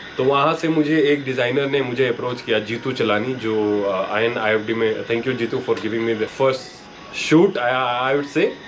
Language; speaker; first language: Hindi; non-native, local second language; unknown